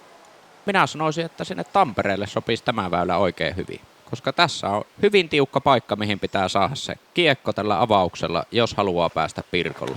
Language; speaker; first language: Finnish; native; Finnish